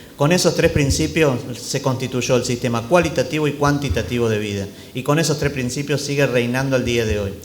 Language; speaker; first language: Spanish; native; Spanish